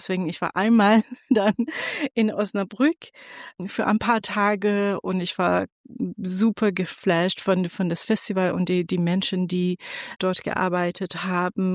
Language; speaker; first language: German; non-native, fluent; Persian